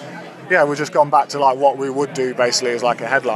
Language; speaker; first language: English; native; English